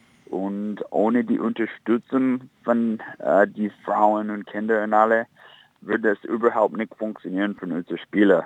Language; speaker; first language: German; non-native, fluent; English